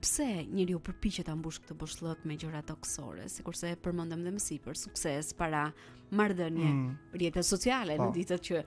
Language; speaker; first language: Albanian; native; Albanian